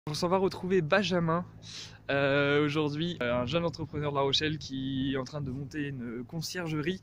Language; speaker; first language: French; native; French